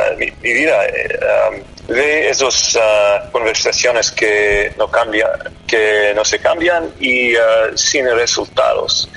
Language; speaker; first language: Spanish; non-native, learner; English